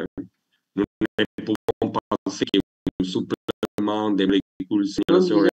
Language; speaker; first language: French; non-native, learner; Italian